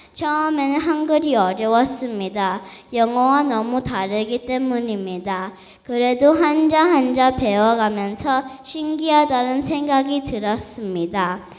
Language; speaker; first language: Korean; early bilingual, heritage; Korean